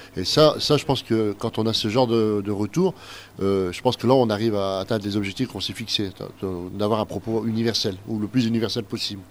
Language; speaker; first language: French; native; French